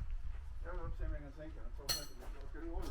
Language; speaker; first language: Swedish; native; Swedish